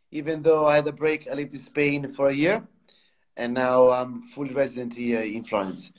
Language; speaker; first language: English; non-native, fluent; Italian